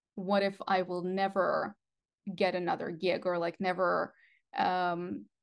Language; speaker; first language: English; non-native, fluent; Russian